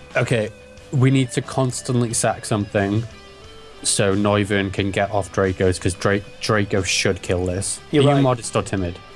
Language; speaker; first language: English; native; English